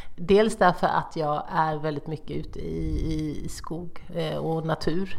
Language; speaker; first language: Swedish; native; Swedish